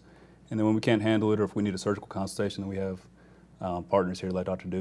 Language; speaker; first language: English; native; English